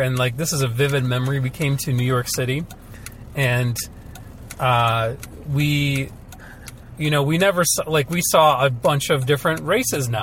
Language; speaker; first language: English; early bilingual, other home language; Ukrainian